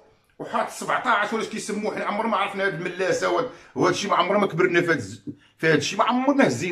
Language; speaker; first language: Arabic; native; Arabic